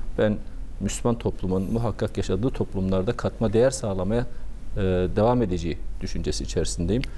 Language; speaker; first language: Turkish; early bilingual, heritage; Turkish